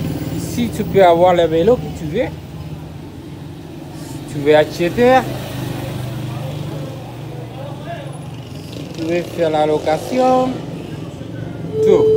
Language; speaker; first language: French; non-native, learner; Spanish